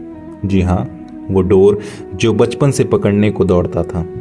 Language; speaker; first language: Hindi; native; Hindi